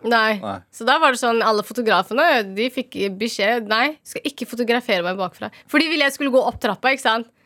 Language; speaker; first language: Norwegian; early bilingual, other home language; Somali